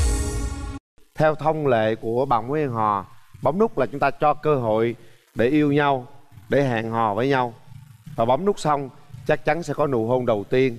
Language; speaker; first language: Vietnamese; native; Vietnamese